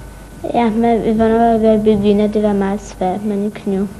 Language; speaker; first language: Danish; early bilingual, other home language; Polish